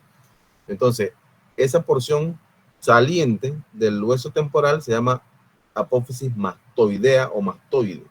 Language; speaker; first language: Spanish; native; Spanish